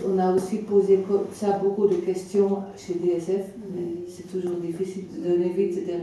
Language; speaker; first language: French; non-native, fluent; Dutch